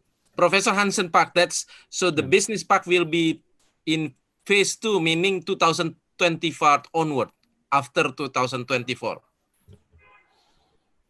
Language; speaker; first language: English; non-native, fluent; Indonesian